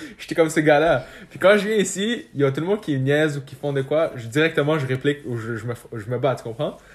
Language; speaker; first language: French; early bilingual, other home language; Persian